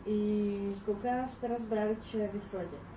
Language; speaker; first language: Bulgarian; non-native, fluent; Czech